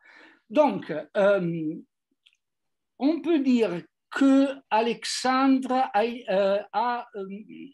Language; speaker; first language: French; non-native, fluent; Italian